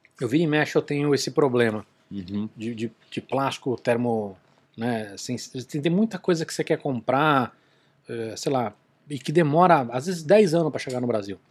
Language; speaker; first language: Portuguese; native; Portuguese